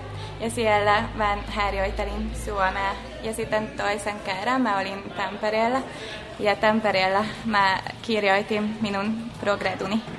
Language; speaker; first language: Finnish; non-native, fluent; Hungarian